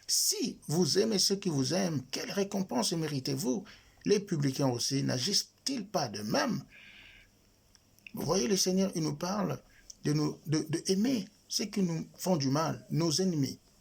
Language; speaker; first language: French; non-native, local second language; Lingala